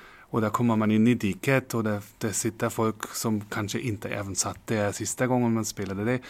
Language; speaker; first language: Swedish; non-native, fluent; German